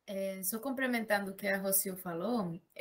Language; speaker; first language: Portuguese; non-native, fluent; Spanish